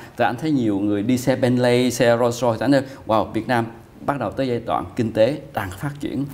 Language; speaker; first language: Vietnamese; early bilingual, heritage; Vietnamese